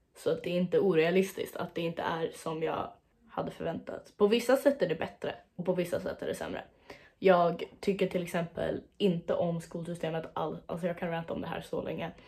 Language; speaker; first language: Swedish; native; Swedish